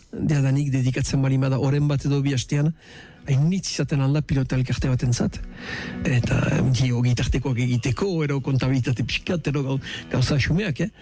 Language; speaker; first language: Basque; native; Basque